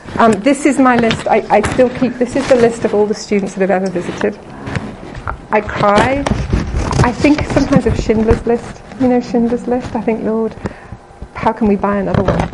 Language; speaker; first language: English; native; English